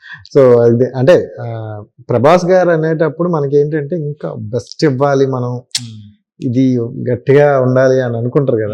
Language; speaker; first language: Telugu; native; Telugu